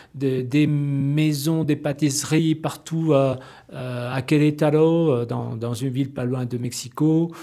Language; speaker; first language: French; non-native, fluent; Spanish